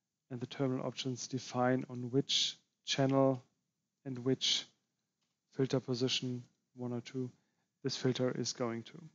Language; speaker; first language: English; non-native, fluent; German